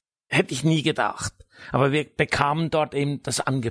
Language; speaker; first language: German; native; German